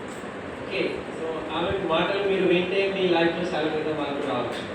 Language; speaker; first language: Telugu; non-native, local second language; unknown